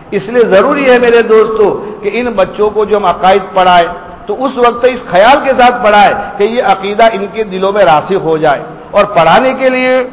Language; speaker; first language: Urdu; non-native, local second language; Gujarati